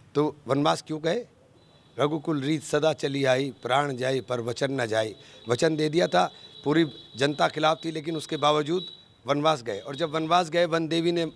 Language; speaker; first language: Hindi; native; Hindi